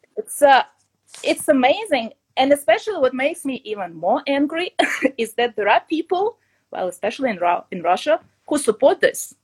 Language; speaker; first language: English; non-native, fluent; Ukrainian